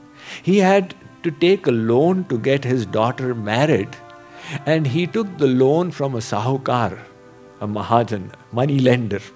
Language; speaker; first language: English; non-native, local second language; Hindi